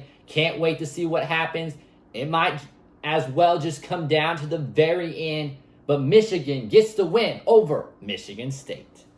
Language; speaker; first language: English; native; English